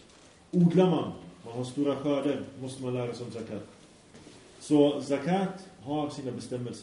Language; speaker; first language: Swedish; early bilingual, other home language; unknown